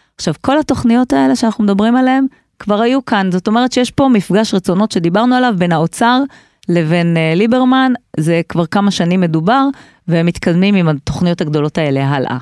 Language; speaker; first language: Hebrew; native; Hebrew